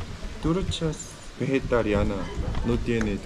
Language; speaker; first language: Spanish; non-native, learner; Korean